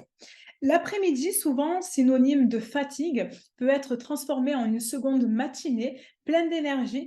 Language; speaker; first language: French; native; French